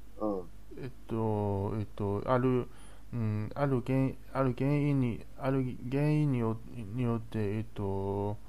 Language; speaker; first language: Japanese; non-native, learner; Chinese